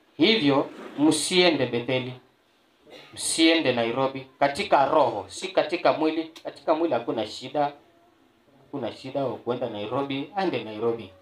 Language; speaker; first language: Swahili; native; Swahili